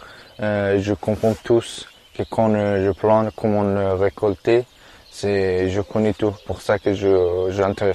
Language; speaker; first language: French; non-native, learner; Persian